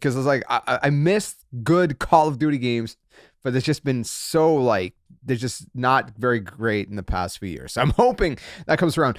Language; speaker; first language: English; native; English